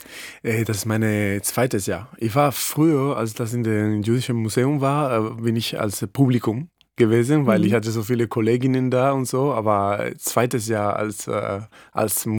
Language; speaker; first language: German; non-native, fluent; Spanish